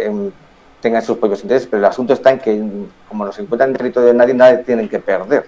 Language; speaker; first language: Spanish; native; Spanish